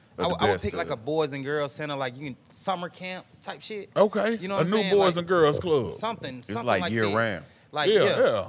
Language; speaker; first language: English; native; English